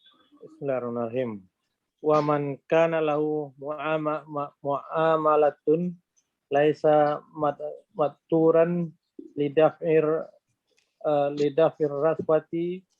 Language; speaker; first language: Arabic; non-native, learner; Indonesian